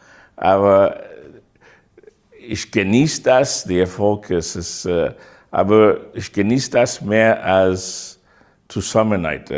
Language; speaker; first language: German; non-native, fluent; English